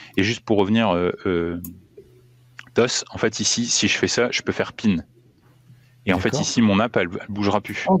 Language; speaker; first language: French; native; French